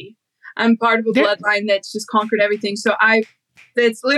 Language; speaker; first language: English; native; English